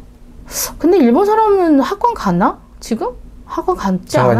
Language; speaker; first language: Korean; non-native, learner; Chinese